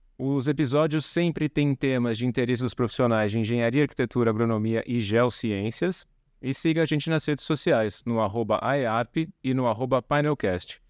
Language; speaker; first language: Portuguese; native; Portuguese